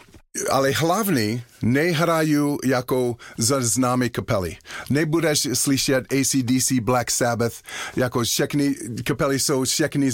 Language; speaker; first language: Czech; non-native, learner; English